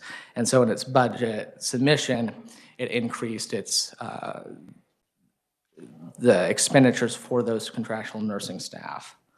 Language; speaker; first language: English; native; English